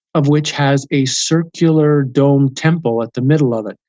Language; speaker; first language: English; native; English